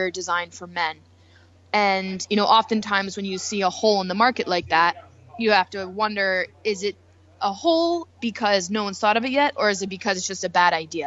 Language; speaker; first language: English; native; English